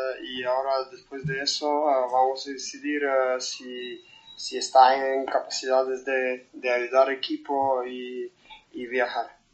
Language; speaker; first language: Spanish; non-native, fluent; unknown